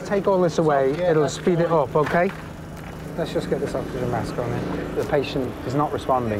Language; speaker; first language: English; native; English